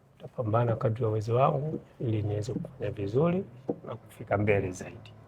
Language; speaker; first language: Swahili; native; Swahili